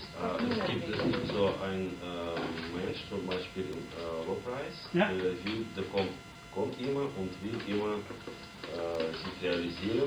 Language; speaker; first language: German; non-native, learner; Russian